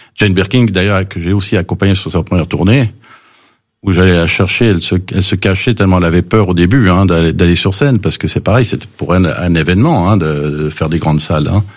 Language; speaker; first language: French; early bilingual, other home language; English